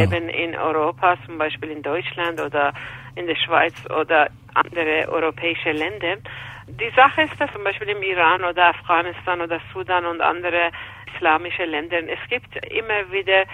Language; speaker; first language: German; non-native, fluent; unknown